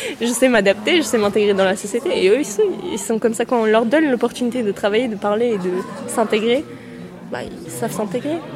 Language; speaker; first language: French; early bilingual, other home language; Kurdish